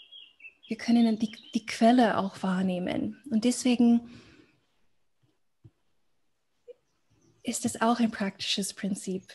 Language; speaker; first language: German; non-native, fluent; English